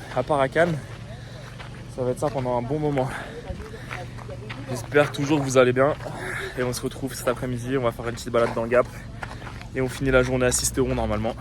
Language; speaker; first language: French; native; French